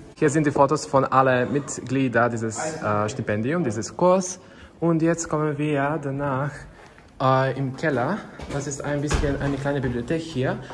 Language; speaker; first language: German; non-native, learner; Serbian